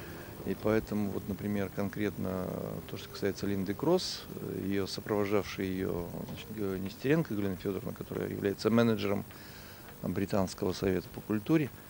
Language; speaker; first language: Russian; native; Russian